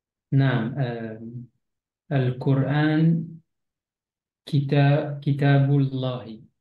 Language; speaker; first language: Arabic; non-native, learner; French